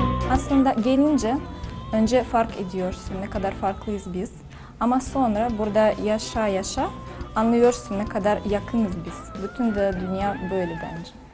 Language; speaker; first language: Turkish; non-native, learner; Russian